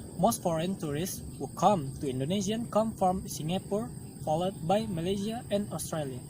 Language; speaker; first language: English; non-native, learner; Indonesian